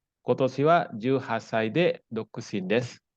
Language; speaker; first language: Japanese; non-native, fluent; Indonesian